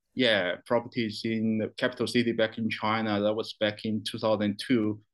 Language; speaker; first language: English; non-native, fluent; Chinese